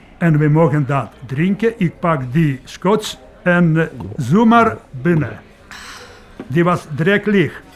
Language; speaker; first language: Dutch; non-native, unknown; Polish